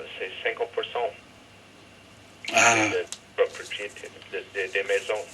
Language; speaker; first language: French; non-native, learner; English